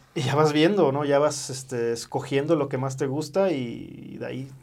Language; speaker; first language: Spanish; early bilingual, heritage; Spanish